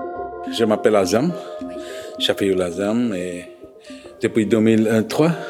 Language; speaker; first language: French; non-native, learner; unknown